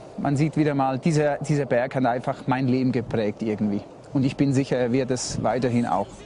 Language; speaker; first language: German; native; German